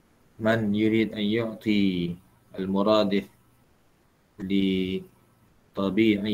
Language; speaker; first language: Arabic; non-native, fluent; Malay